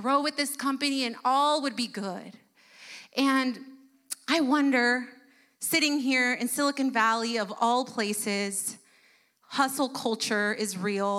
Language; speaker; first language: English; early bilingual, other home language; Spanish